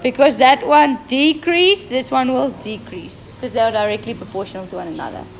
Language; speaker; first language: English; non-native, local second language; Afrikaans